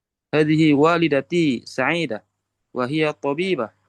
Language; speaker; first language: Arabic; non-native, learner; Indonesian